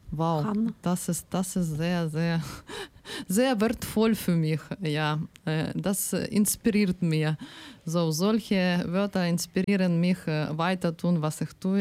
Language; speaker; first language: German; non-native, learner; Ukrainian